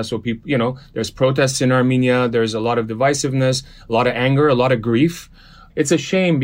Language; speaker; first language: English; early bilingual, other home language; Armenian